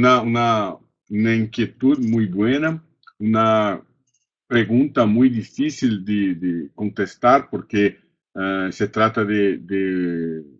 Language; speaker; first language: Spanish; non-native, fluent; Portuguese